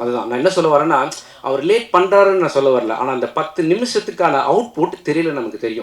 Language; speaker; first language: Tamil; native; Tamil